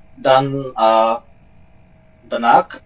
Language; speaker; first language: German; non-native, learner; Bangla